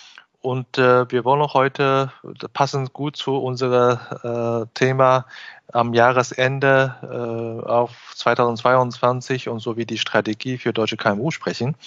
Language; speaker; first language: German; non-native, fluent; Chinese